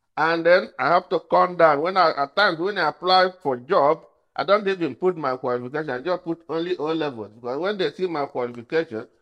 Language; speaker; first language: English; non-native, local second language; Igbo